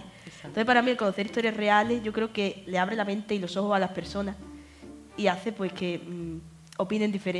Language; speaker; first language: Spanish; native; Spanish